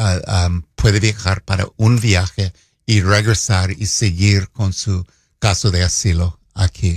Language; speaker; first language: Spanish; non-native, fluent; English